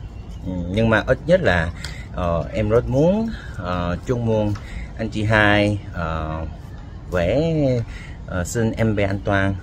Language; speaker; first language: Vietnamese; non-native, learner; Korean